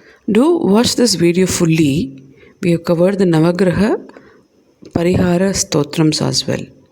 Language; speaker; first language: English; non-native, local second language; Tamil